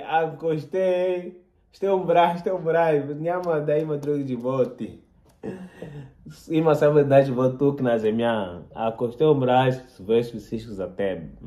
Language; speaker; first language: Bulgarian; non-native, learner; Portuguese